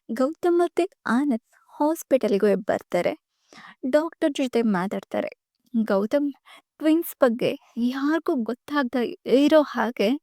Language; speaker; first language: Kannada; native; Kannada